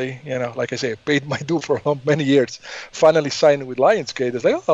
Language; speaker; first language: English; non-native, fluent; Italian